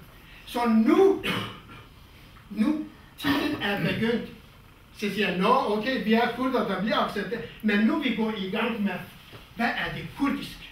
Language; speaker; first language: Danish; non-native, fluent; Kurdish